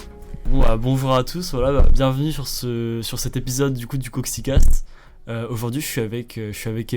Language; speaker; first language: French; native; French